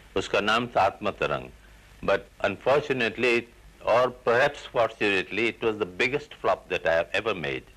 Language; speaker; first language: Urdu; non-native, local second language; Gujarati